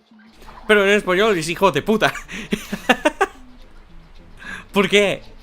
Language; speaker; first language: Spanish; non-native, fluent; English